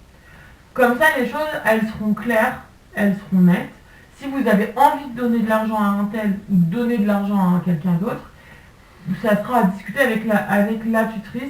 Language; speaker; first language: French; native; French